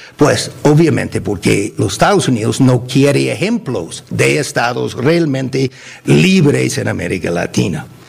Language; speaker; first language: Spanish; non-native, fluent; English